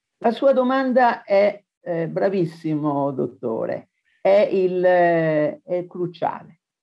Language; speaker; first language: Italian; native; Italian